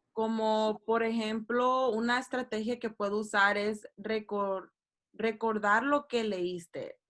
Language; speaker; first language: Spanish; early bilingual, heritage; Spanish